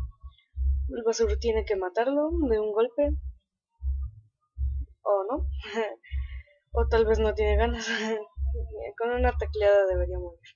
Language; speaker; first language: Spanish; native; Spanish